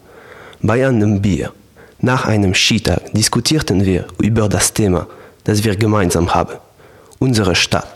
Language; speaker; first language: German; non-native, learner; Polish